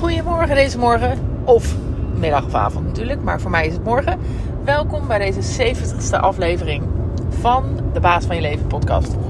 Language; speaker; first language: Dutch; native; Dutch